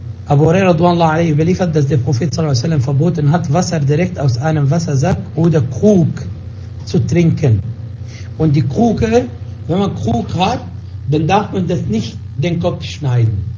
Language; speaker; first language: German; non-native, fluent; Arabic